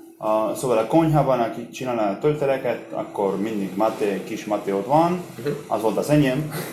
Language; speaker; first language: Hungarian; non-native, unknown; Spanish